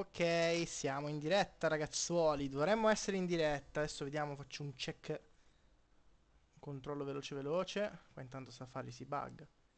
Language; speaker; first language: Italian; native; Italian